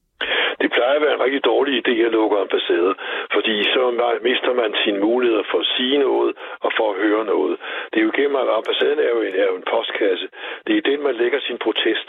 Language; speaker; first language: Danish; native; Danish